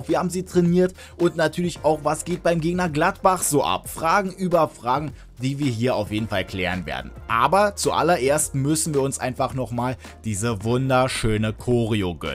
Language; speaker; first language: German; native; German